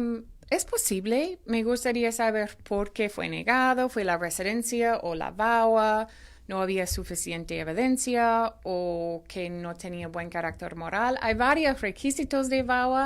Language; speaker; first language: Spanish; non-native, fluent; English